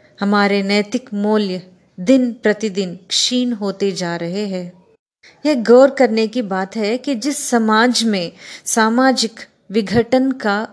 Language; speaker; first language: Hindi; non-native, local second language; Kannada